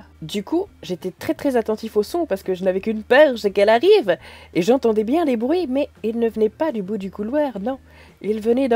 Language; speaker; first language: French; native; French